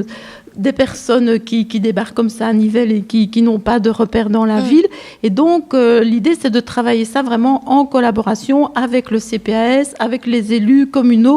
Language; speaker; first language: French; native; French